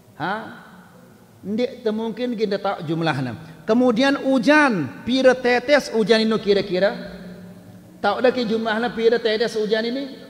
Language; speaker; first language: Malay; non-native, local second language; Sasak